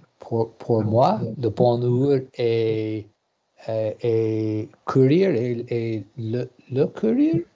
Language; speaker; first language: French; non-native, learner; English